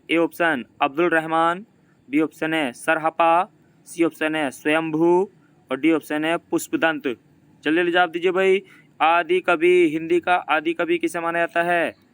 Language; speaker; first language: Hindi; native; Hindi